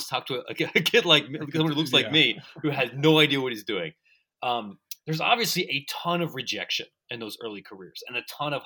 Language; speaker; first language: English; native; English